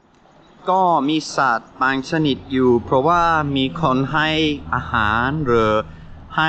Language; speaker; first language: Thai; non-native, learner; English